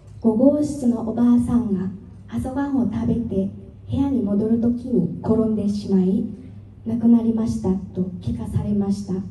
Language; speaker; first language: Japanese; non-native, fluent; Vietnamese